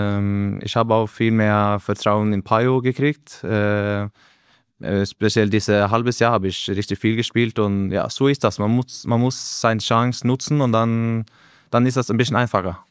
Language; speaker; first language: German; non-native, learner; Norwegian